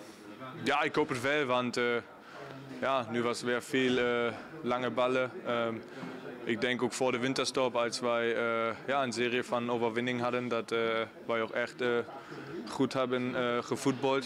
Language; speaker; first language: Dutch; non-native, learner; German